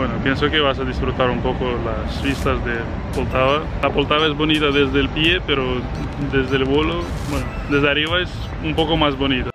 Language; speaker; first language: Spanish; non-native, fluent; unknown